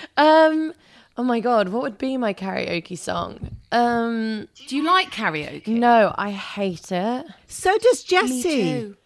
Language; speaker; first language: English; early bilingual, other home language; Albanian